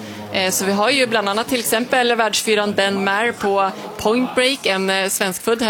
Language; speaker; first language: Swedish; native; Swedish